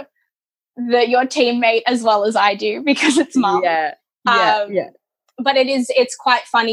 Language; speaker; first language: English; native; English